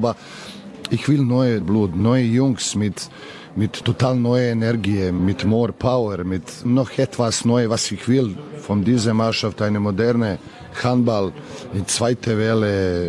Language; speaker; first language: German; non-native, learner; Serbian